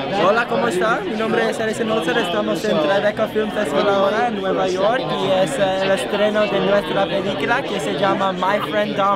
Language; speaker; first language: Spanish; non-native, learner; English